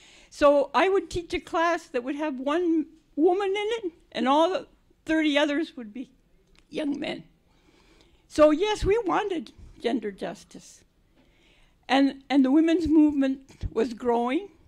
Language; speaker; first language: English; native; English